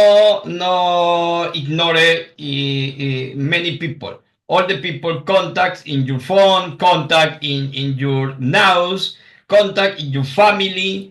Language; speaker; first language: English; non-native, learner; Spanish